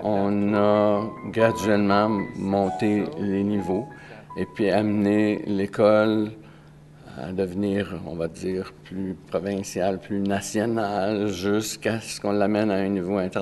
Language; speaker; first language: French; native; French